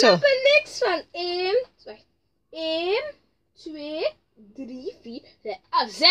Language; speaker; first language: Dutch; early bilingual, other home language; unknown